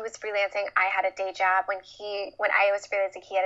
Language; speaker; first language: English; native; English